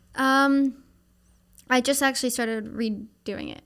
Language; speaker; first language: English; native; English